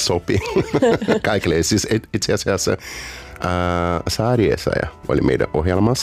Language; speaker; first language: Finnish; non-native, fluent; Portuguese